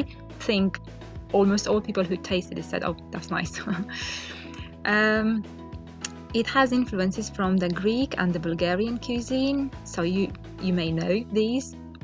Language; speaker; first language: English; non-native, fluent; Romanian